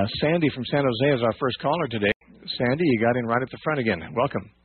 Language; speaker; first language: English; native; English